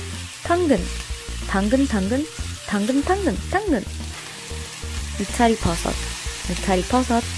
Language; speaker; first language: Korean; non-native, fluent; Spanish